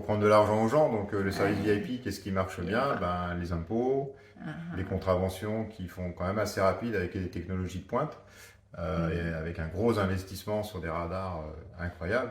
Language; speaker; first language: French; native; French